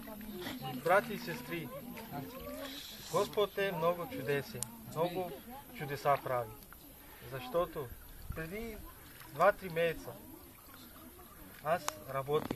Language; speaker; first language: Bulgarian; non-native, local second language; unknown